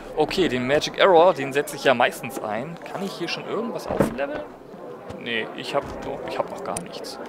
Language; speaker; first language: German; native; German